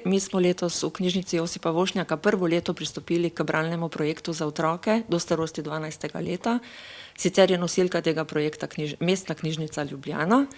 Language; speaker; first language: Slovenian; native; Slovenian